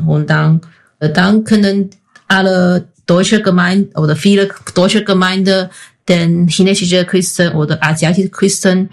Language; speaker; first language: German; non-native, fluent; Chinese